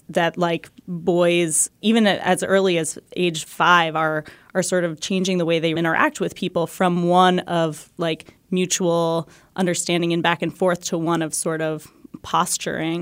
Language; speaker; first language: English; native; English